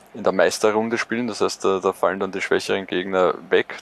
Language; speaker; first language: German; native; German